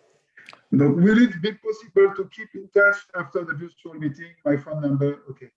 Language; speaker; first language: English; non-native, learner; French